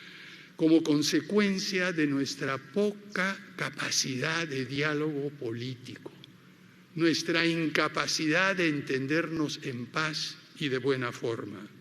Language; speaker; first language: Spanish; native; Spanish